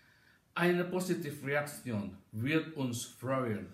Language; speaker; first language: German; non-native, learner; Indonesian